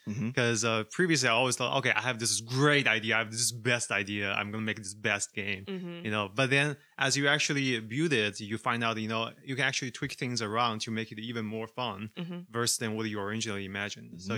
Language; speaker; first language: English; non-native, fluent; Chinese